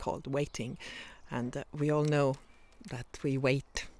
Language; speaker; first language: English; non-native, fluent; Estonian